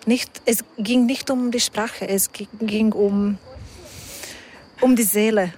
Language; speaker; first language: German; non-native, fluent; Hungarian